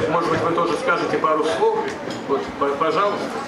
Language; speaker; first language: Russian; native; Russian